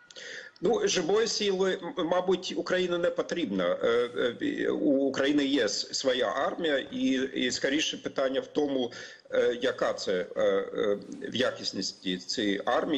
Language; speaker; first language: Ukrainian; non-native, fluent; German